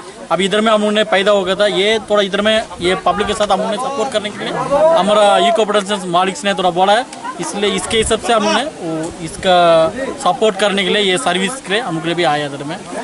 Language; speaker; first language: Hindi; non-native, local second language; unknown